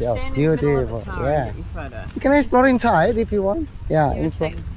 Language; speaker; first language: English; non-native, learner; Indonesian